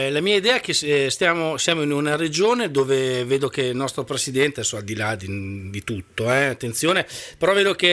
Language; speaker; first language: Italian; native; Italian